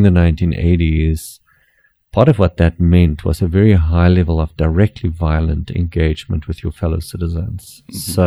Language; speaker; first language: English; non-native, local second language; Afrikaans